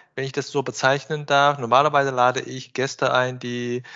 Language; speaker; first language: German; non-native, fluent; Chinese